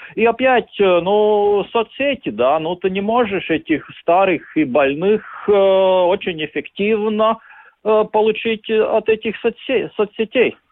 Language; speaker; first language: Russian; non-native, local second language; Latvian